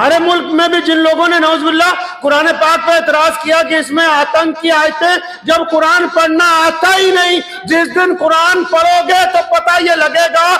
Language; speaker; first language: Urdu; native; Urdu